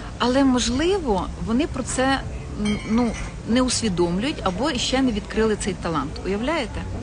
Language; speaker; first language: Ukrainian; native; Ukrainian